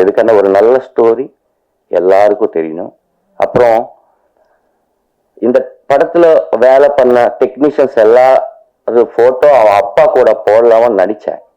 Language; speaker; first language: Tamil; non-native, learner; Telugu